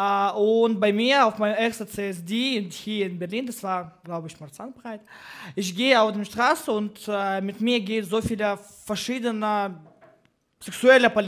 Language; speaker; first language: German; non-native, learner; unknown